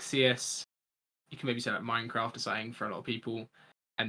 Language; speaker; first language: English; native; English